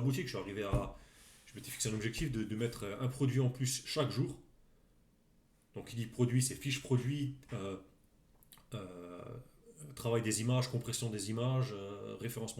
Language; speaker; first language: French; native; French